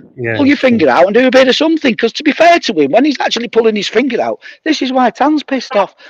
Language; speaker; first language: English; native; English